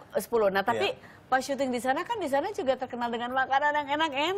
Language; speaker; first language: Indonesian; native; Indonesian